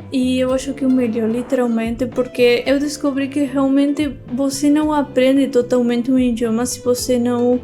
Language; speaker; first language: Portuguese; non-native, fluent; Spanish